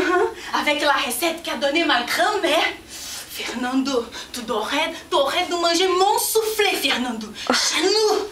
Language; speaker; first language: French; non-native, learner; Portuguese